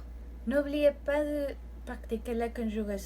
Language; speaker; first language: French; non-native, learner; Spanish